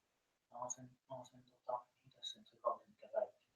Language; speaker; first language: Finnish; native; Finnish